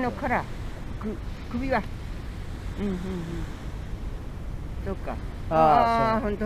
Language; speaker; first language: Japanese; native; Japanese